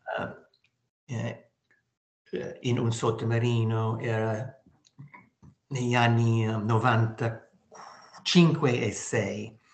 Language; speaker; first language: Italian; non-native, learner; English